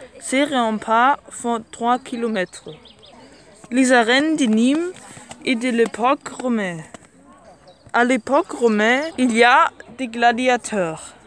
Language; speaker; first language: French; non-native, learner; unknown